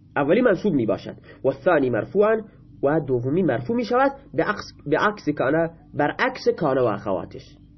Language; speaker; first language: Persian; non-native, local second language; Baluchi